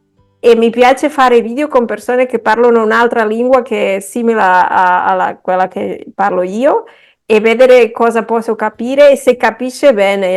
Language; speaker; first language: Italian; non-native, fluent; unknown